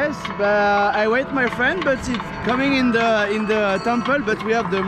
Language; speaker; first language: English; non-native, learner; Portuguese